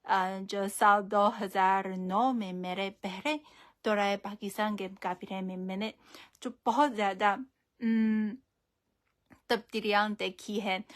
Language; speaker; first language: Hindi; non-native, fluent; Chinese